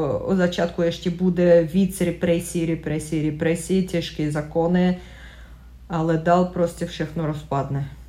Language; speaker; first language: Czech; non-native, learner; Russian